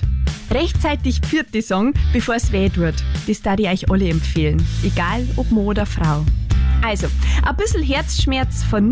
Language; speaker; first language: German; native; German